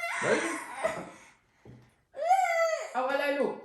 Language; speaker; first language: Dutch; non-native, learner; Thai